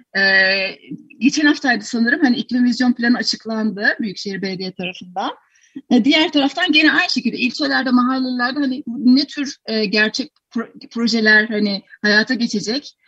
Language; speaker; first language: Turkish; native; Turkish